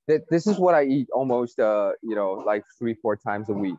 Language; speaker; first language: English; non-native, fluent; Chinese